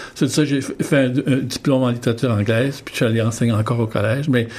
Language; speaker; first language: French; native; French